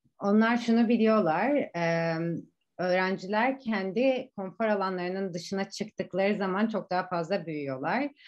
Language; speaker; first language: Turkish; native; Turkish